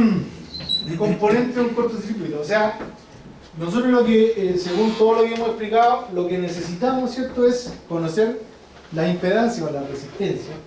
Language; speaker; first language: Spanish; native; Spanish